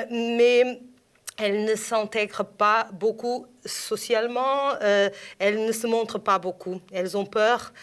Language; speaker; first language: French; non-native, fluent; Portuguese